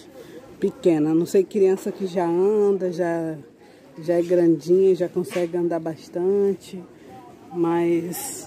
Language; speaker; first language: Portuguese; native; Portuguese